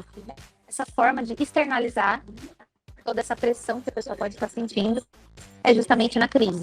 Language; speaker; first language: Portuguese; native; Portuguese